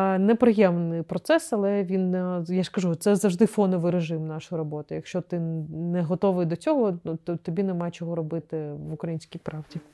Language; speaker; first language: Ukrainian; non-native, local second language; Crimean Tatar